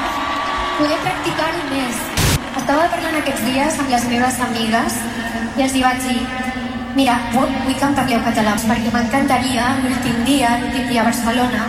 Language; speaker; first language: Catalan; non-native, local second language; Spanish